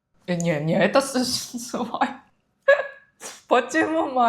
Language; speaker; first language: Russian; non-native, learner; Japanese